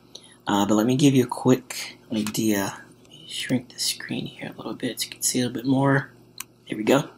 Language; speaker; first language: English; native; English